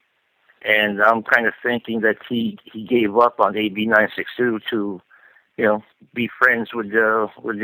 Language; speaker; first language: English; non-native, local second language; Filipino